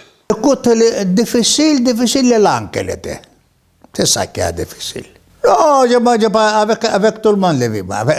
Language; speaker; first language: French; non-native, learner; Greek